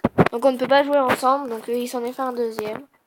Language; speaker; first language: French; native; French